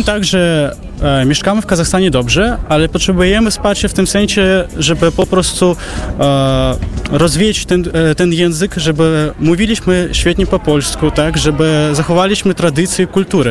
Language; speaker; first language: Polish; non-native, fluent; Russian